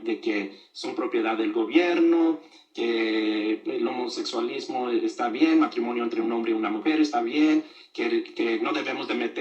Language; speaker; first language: Spanish; early bilingual, other home language; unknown